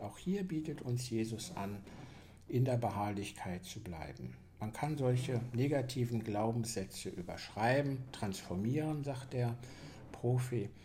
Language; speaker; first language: German; native; German